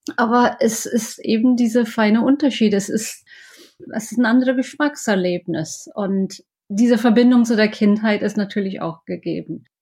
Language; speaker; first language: German; non-native, fluent; English